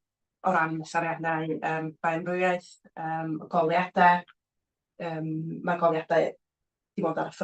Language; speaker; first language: Welsh; native; Welsh